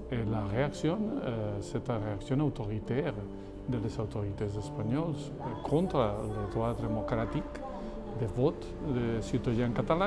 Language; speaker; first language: French; non-native, fluent; Catalan